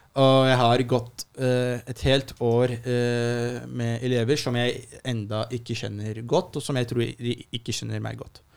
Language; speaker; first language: Norwegian; non-native, fluent; Arabic